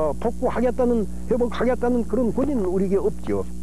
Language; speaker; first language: Korean; early bilingual, heritage; Korean